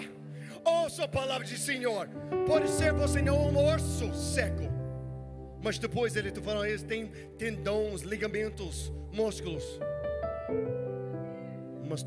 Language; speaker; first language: Portuguese; non-native, learner; English